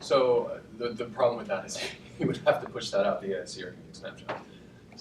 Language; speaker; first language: English; native; English